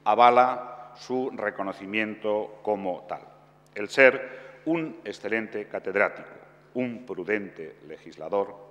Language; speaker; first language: Spanish; native; Spanish